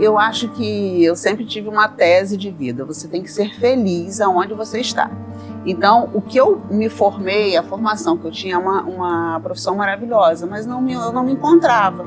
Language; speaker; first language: Portuguese; native; Portuguese